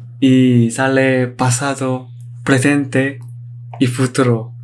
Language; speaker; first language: Spanish; non-native, learner; Korean